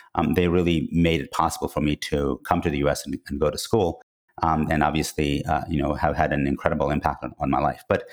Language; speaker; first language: English; non-native, fluent; Georgian